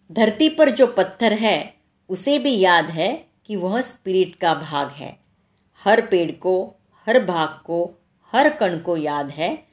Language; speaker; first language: Hindi; non-native, local second language; Marathi